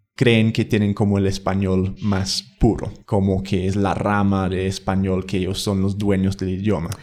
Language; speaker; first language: Spanish; non-native, fluent; English